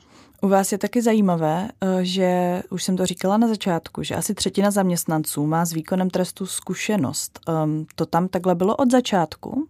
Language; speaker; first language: Czech; native; Czech